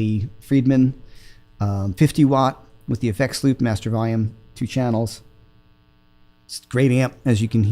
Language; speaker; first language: English; native; English